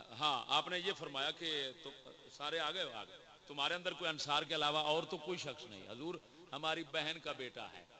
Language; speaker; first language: Urdu; non-native, local second language; Punjabi